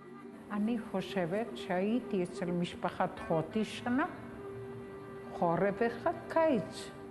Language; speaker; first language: Hebrew; non-native, fluent; Albanian